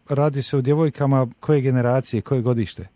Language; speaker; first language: Serbian; native; Serbian